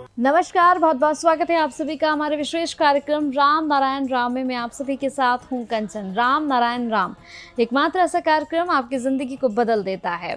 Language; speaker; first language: Hindi; native; Hindi